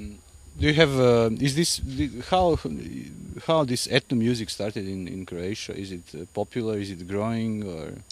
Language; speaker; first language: English; non-native, fluent; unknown